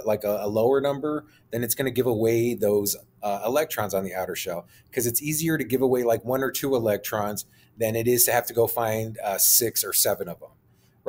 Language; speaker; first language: English; native; English